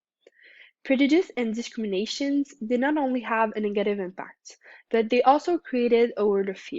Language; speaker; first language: English; non-native, local second language; French